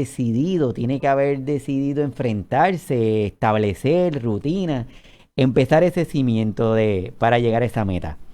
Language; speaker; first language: Spanish; native; Spanish